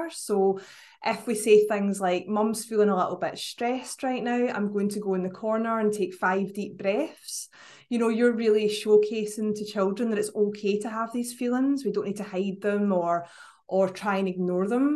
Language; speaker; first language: English; native; English